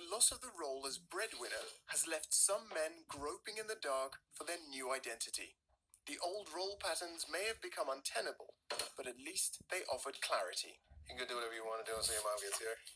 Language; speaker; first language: English; native; English